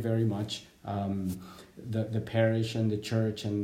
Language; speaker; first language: English; native; English